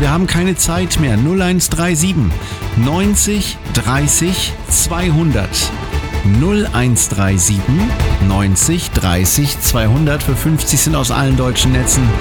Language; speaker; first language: German; native; German